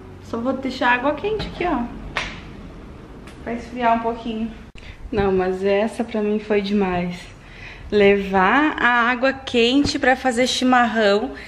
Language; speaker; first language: Portuguese; native; Portuguese